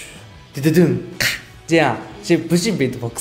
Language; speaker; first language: Chinese; non-native, learner; Japanese